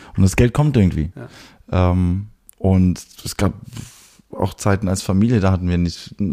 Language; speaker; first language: German; early bilingual, heritage; German